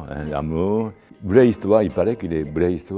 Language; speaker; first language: French; non-native, fluent; Japanese